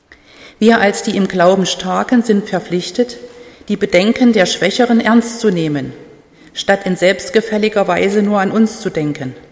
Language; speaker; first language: German; native; German